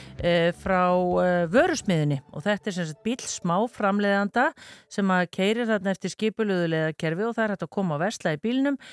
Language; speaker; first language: Icelandic; native; Icelandic